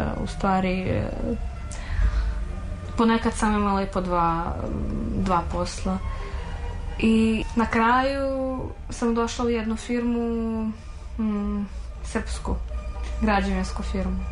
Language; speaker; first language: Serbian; non-native, fluent; Russian